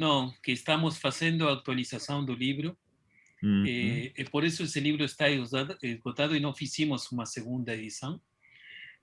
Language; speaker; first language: Portuguese; non-native, fluent; Spanish